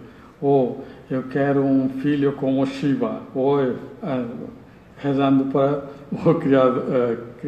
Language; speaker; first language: Portuguese; non-native, learner; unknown